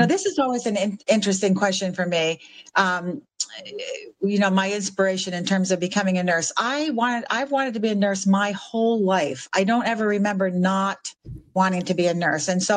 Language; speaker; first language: English; native; English